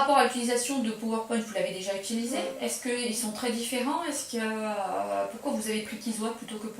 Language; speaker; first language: French; native; French